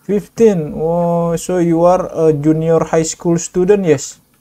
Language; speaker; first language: English; non-native, learner; Indonesian